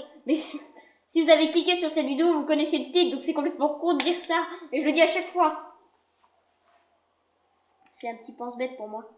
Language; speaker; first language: French; native; French